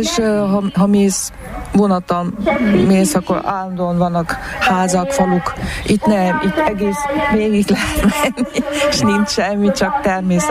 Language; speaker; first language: Hungarian; non-native, fluent; German